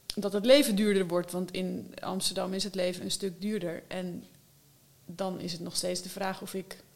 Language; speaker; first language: Dutch; native; Dutch